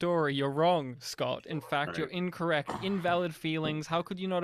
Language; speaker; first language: English; native; English